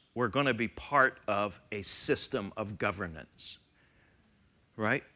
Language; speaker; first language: English; native; English